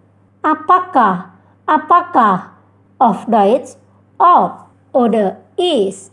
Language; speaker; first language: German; non-native, fluent; Indonesian